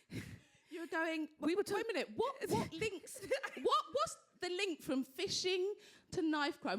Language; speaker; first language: English; native; English